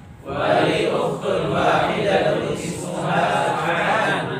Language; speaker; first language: Arabic; non-native, learner; Indonesian